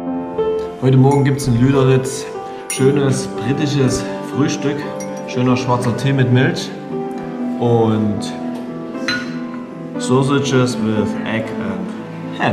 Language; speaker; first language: German; native; German